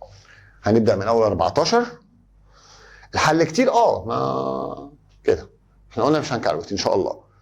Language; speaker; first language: Arabic; native; Arabic